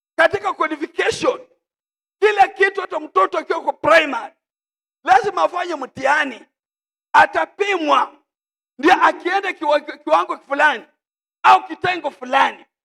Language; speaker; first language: Swahili; non-native, local second language; Luo (Kenya and Tanzania)